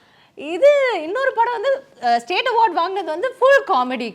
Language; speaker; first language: Tamil; native; Tamil